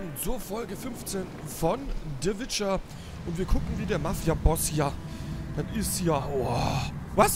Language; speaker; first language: German; native; German